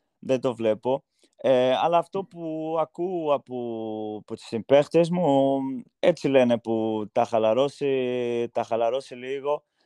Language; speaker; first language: Greek; non-native, fluent; Portuguese